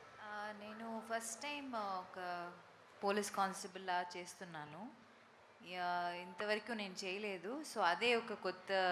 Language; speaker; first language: Telugu; non-native, fluent; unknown